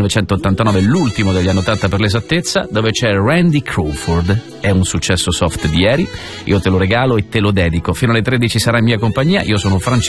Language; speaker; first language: Italian; native; Italian